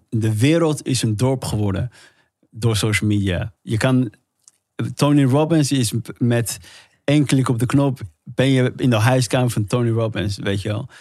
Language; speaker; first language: Dutch; early bilingual, other home language; Somali